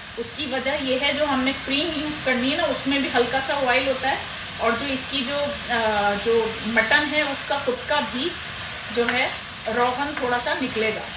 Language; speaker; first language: Urdu; native; Urdu